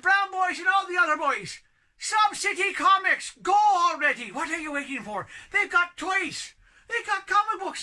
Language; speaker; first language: English; native; English